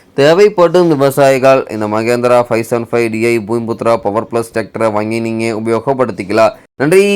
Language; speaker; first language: Tamil; native; Tamil